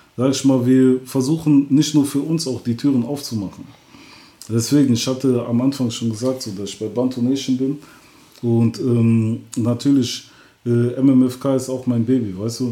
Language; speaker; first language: German; early bilingual, other home language; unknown